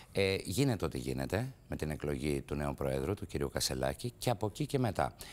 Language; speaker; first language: Greek; native; Greek